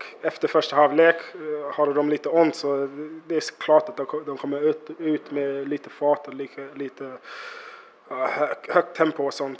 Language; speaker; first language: Swedish; non-native, fluent; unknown